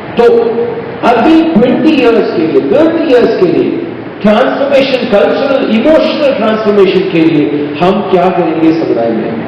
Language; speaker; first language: Hindi; non-native, local second language; Tamil